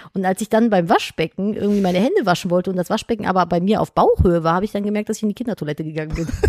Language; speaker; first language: German; native; German